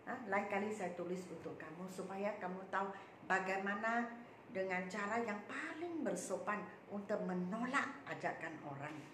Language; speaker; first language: Malay; native; Malay